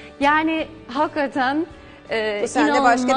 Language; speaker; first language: Turkish; non-native, fluent; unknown